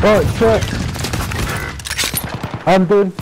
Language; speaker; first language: English; native; English